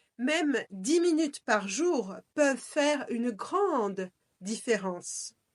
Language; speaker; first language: French; native; French